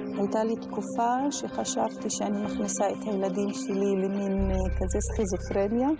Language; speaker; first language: Hebrew; non-native, local second language; Arabic